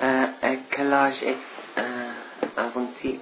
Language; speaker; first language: French; non-native, learner; English